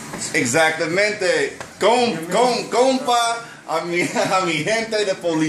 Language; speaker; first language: Spanish; non-native, learner; English